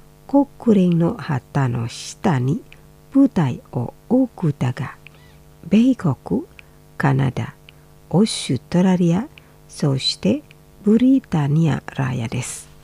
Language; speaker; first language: Japanese; non-native, fluent; Indonesian